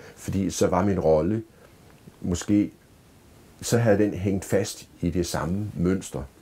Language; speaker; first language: Danish; native; Danish